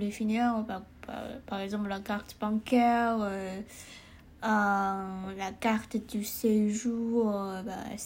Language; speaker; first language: French; non-native, learner; Chinese